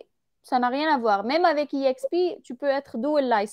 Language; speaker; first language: French; non-native, fluent; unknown